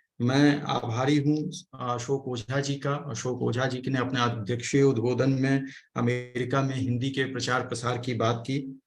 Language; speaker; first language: Hindi; native; Hindi